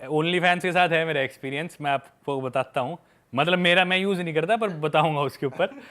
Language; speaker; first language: Hindi; non-native, local second language; Punjabi